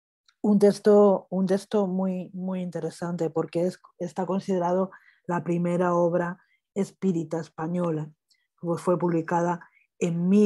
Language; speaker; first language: Spanish; native; Spanish